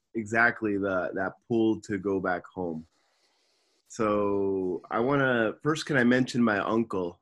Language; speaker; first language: English; native; English